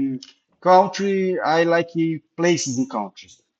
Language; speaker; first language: English; non-native, learner; Portuguese